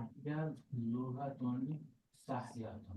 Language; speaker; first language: Arabic; non-native, learner; English